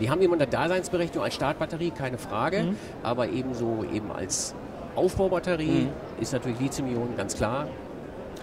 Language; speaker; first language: German; native; German